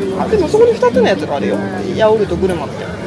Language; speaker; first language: Japanese; native; Japanese